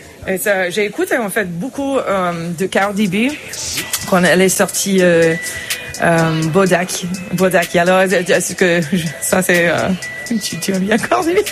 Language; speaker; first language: French; non-native, fluent; English